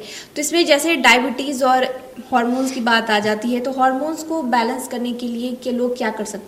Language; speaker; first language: Hindi; native; Hindi